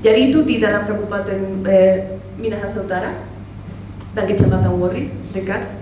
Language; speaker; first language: Indonesian; non-native, fluent; Spanish